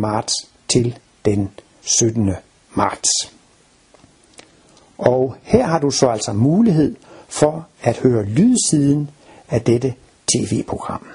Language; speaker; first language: Danish; native; Danish